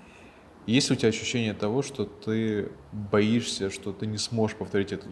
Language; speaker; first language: Russian; native; Russian